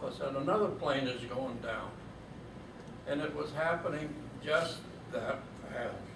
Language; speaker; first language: English; native; English